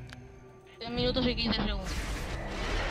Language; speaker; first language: Spanish; native; Spanish